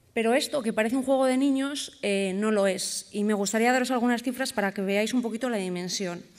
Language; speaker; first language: Spanish; native; Spanish